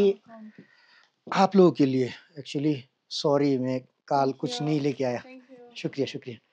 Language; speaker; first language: Hindi; non-native, fluent; Bangla